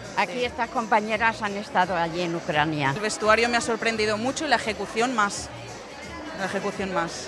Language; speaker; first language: Spanish; native; Spanish